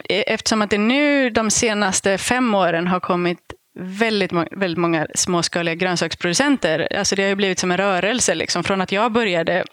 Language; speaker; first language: Swedish; native; Swedish